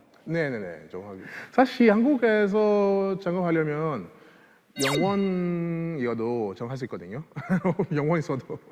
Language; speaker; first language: Korean; non-native, fluent; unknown